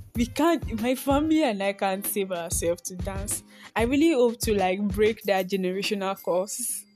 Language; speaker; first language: English; non-native, local second language; Yoruba